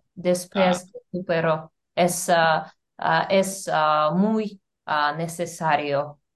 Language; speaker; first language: Spanish; non-native, fluent; Russian